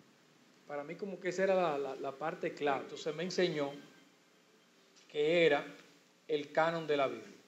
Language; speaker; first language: Spanish; native; Spanish